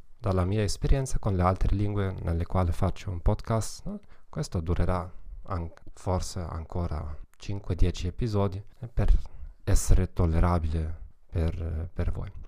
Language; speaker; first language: Italian; non-native, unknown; German